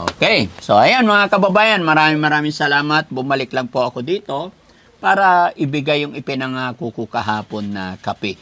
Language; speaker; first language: Filipino; non-native, local second language; Pangasinan